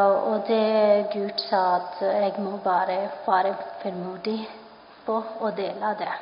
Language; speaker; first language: Norwegian; non-native, fluent; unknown